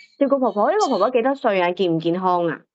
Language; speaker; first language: Cantonese; native; Cantonese